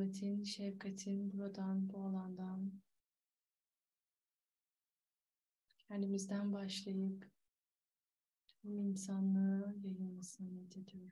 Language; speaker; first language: Turkish; native; Turkish